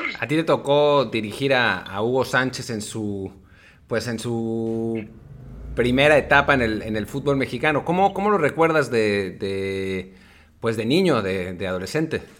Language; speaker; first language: Spanish; native; Spanish